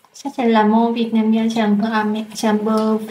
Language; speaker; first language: French; non-native, learner; Vietnamese